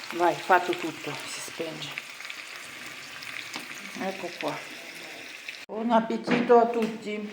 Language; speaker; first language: Italian; non-native, learner; Ukrainian